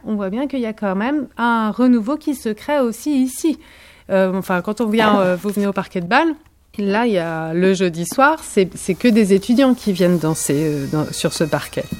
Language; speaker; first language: French; native; French